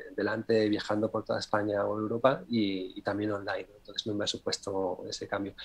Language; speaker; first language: Spanish; native; Spanish